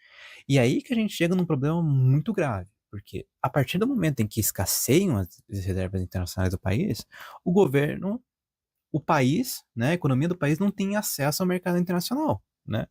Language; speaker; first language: Portuguese; native; Portuguese